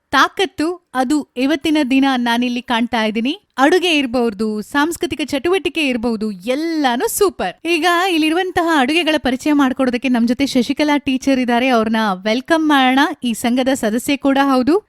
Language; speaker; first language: Kannada; native; Kannada